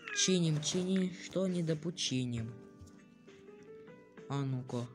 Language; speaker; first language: Russian; native; Russian